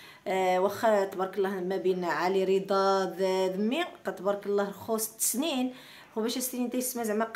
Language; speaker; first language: Arabic; native; Arabic